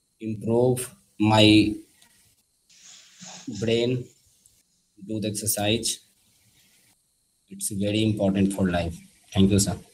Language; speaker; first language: English; non-native, learner; Hindi